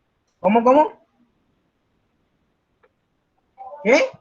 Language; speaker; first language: Spanish; native; Spanish